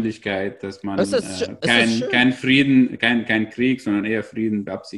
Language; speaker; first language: German; non-native, fluent; Arabic